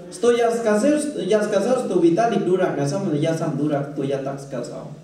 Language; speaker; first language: Russian; non-native, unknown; Thai